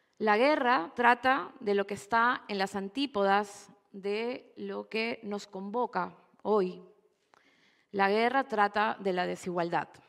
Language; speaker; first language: Spanish; native; Spanish